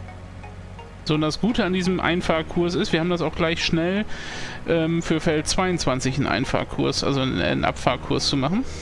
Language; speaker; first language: German; native; German